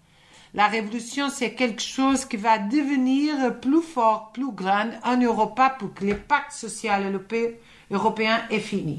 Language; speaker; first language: French; non-native, fluent; Portuguese